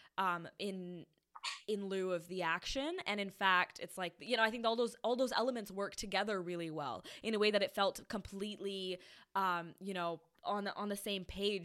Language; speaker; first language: English; non-native, local second language; Hindi